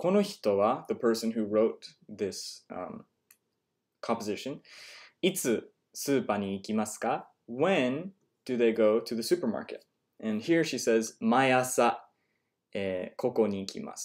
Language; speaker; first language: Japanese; non-native, learner; English